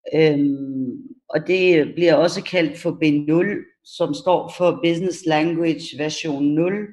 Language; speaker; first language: Danish; early bilingual, other home language; Persian